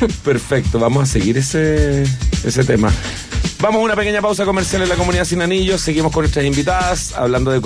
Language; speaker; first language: Spanish; native; Spanish